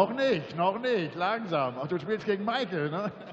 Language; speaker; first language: German; native; German